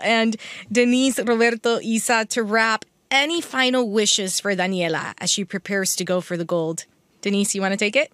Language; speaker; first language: English; early bilingual, other home language; Spanish